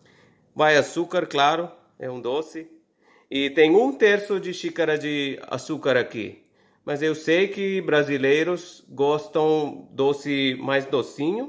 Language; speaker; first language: Portuguese; non-native, fluent; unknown